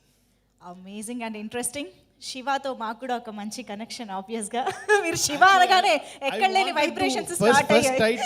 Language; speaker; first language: Telugu; native; Telugu